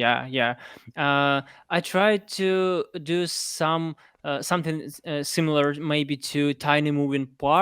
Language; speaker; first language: English; non-native, fluent; Russian